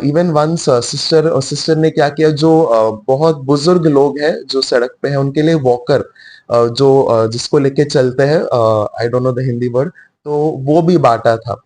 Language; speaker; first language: Hindi; native; Hindi